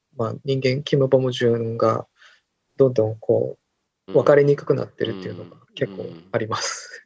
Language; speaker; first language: Japanese; non-native, fluent; Korean